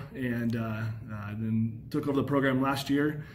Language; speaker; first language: English; native; English